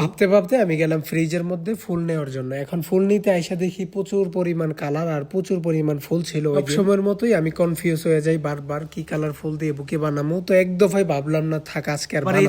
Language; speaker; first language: Bangla; native; Bangla